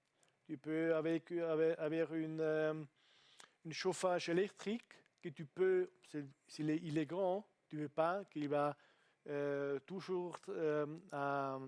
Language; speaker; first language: French; non-native, learner; Italian